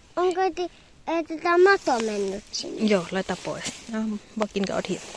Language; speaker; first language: Finnish; non-native, learner; Thai